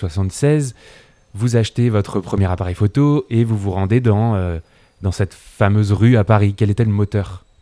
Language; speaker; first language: French; native; French